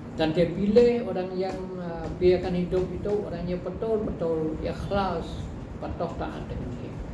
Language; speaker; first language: Malay; non-native, fluent; Eastern Cham